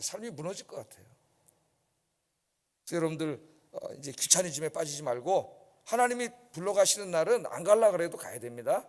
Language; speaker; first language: Korean; native; Korean